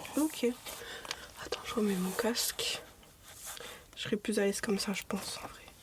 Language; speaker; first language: French; native; French